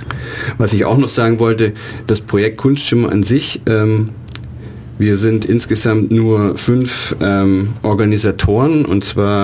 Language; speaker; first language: German; native; German